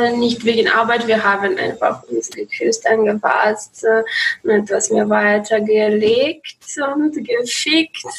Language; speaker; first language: German; non-native, learner; Russian